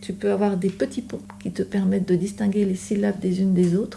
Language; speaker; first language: French; native; French